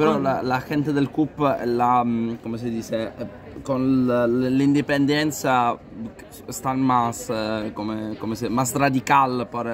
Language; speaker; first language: Spanish; non-native, learner; Italian